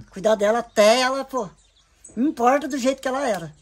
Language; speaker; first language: Portuguese; native; Portuguese